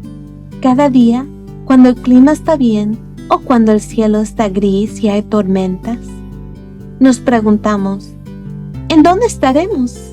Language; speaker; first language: Spanish; early bilingual, other home language; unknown